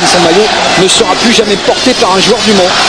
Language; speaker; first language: French; native; French